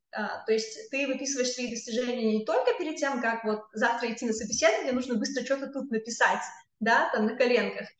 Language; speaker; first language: Russian; native; Russian